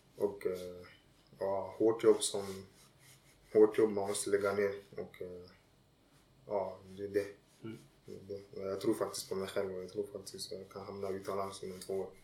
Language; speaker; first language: Swedish; early bilingual, other home language; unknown